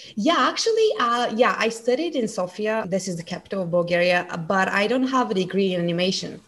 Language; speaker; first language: English; non-native, fluent; Bulgarian